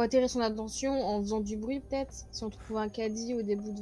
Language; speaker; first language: French; native; French